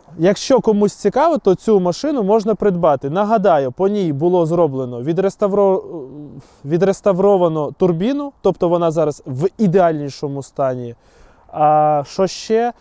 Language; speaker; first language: Ukrainian; non-native, local second language; Russian